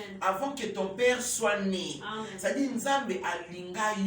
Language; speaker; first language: French; non-native, local second language; Lingala